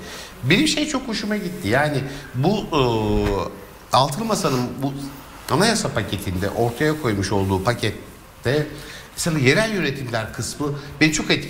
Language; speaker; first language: Turkish; native; Turkish